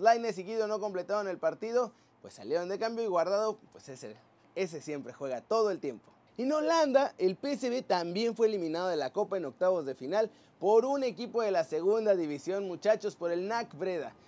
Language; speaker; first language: Spanish; native; Spanish